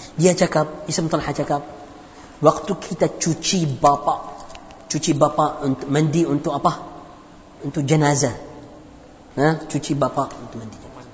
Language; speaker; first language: Indonesian; non-native, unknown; Arabic